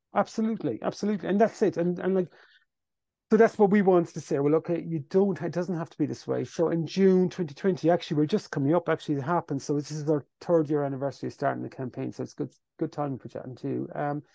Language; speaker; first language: English; native; English